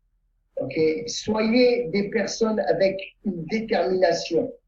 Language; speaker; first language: French; non-native, fluent; Italian